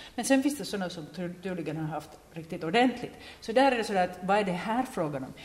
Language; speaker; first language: Swedish; native; Swedish